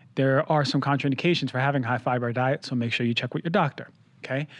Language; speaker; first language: English; native; English